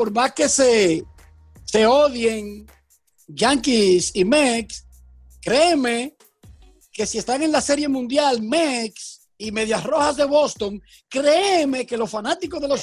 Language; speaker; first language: Spanish; native; Spanish